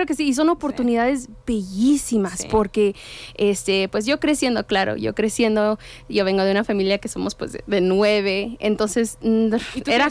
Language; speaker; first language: Spanish; native; Spanish